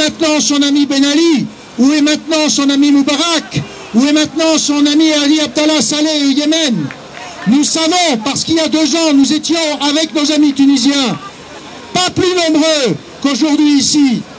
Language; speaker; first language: French; native; French